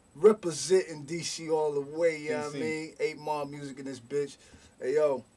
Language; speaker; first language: English; native; English